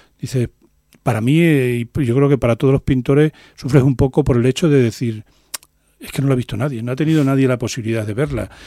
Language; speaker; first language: Spanish; native; Spanish